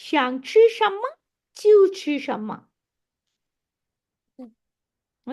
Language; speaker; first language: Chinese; non-native, fluent; Hindi